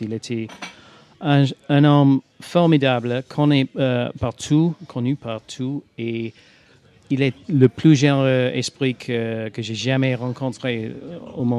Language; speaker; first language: French; non-native, fluent; English